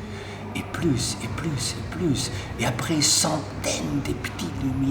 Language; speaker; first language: French; non-native, learner; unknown